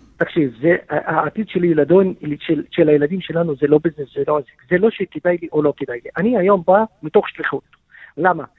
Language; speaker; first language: Hebrew; non-native, local second language; Arabic